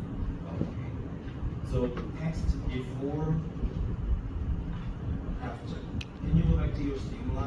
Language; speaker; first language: English; non-native, fluent; Korean